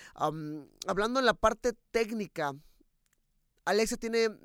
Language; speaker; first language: Spanish; native; Spanish